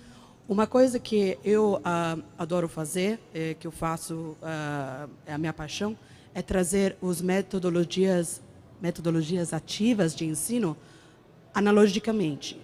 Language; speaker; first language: Portuguese; non-native, fluent; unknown